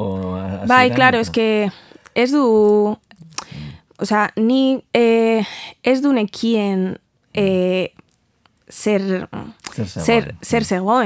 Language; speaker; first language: Basque; non-native, learner; Spanish